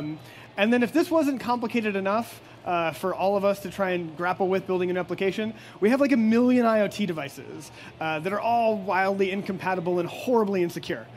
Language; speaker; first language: English; native; English